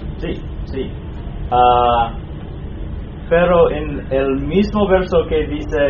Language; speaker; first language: Spanish; non-native, fluent; English